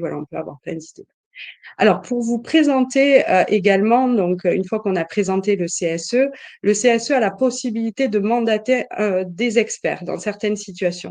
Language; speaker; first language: French; native; French